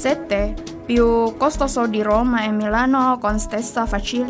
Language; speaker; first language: Italian; non-native, learner; Indonesian